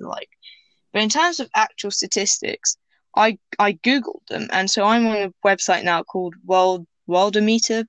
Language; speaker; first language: English; native; English